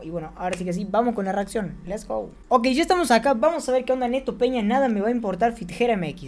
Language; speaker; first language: Spanish; native; Spanish